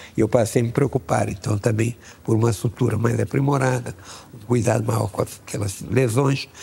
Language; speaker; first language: Portuguese; native; Portuguese